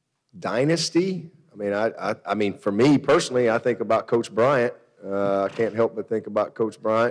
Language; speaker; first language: English; native; English